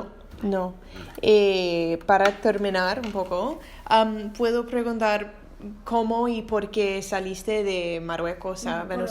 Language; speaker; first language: Spanish; non-native, learner; English